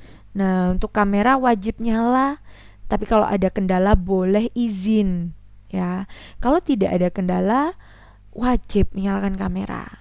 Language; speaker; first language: Indonesian; native; Indonesian